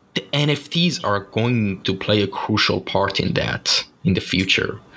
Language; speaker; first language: English; non-native, fluent; Persian